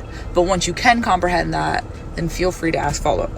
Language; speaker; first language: English; native; English